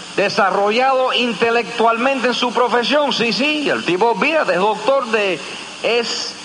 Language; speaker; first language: Spanish; early bilingual, heritage; Spanish